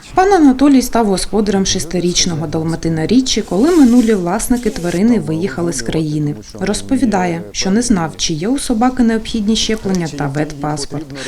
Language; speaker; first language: Ukrainian; native; Ukrainian